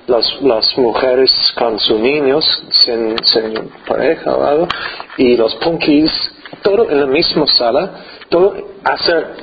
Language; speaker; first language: Spanish; non-native, learner; English